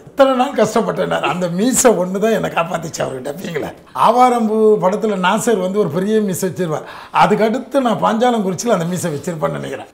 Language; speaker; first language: Tamil; native; Tamil